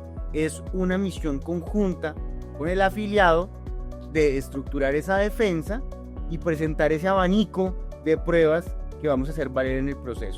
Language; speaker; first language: Spanish; native; Spanish